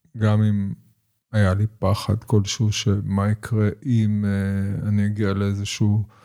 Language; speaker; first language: Hebrew; native; Hebrew